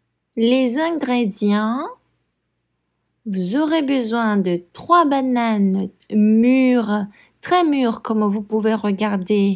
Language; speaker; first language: French; non-native, fluent; Spanish